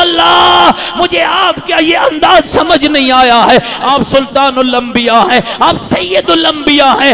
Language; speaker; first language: Urdu; native; Urdu